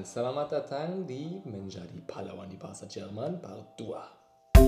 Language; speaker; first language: Indonesian; non-native, learner; German